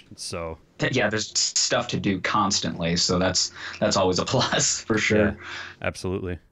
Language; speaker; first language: English; native; English